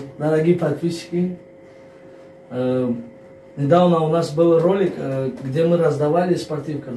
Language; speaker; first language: Russian; non-native, fluent; Tajik